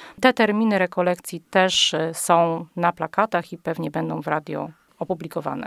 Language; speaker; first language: Polish; native; Polish